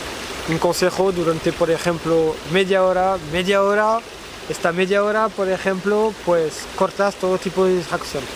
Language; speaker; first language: Spanish; non-native, fluent; French